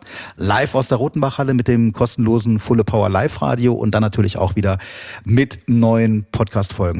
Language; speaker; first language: German; native; German